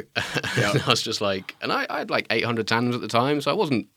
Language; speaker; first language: English; native; English